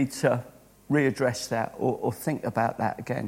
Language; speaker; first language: English; native; English